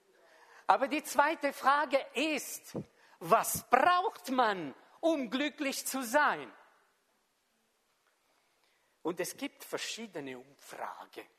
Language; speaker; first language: German; non-native, fluent; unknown